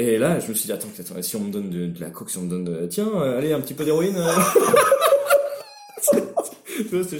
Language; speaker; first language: French; native; French